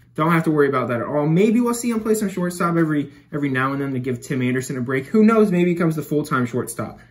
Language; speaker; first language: English; native; English